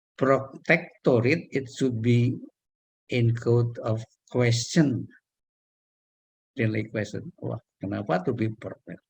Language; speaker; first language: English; non-native, learner; Indonesian